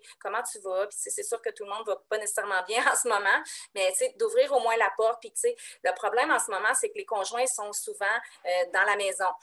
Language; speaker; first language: French; native; French